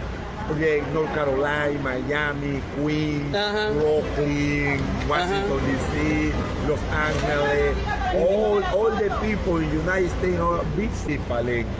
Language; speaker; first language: English; non-native, learner; Spanish